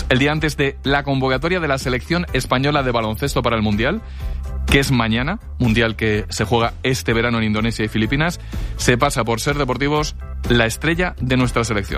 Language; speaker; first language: Spanish; native; Spanish